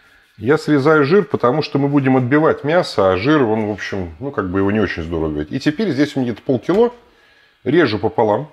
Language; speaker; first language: Russian; native; Russian